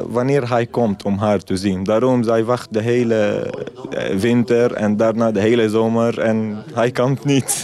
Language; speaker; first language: Dutch; non-native, learner; Arabic